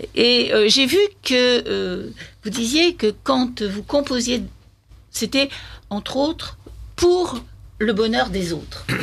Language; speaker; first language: French; native; French